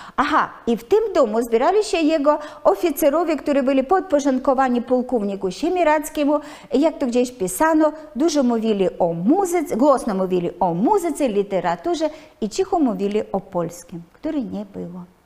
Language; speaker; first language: Polish; non-native, fluent; Ukrainian